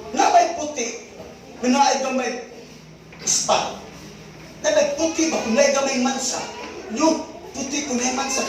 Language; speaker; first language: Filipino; non-native, local second language; Cebuano